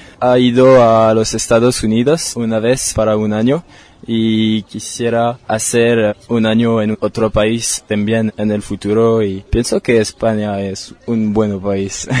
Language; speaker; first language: Spanish; non-native, learner; French